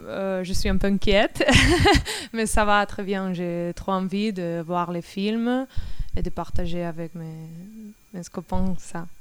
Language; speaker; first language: French; non-native, fluent; Spanish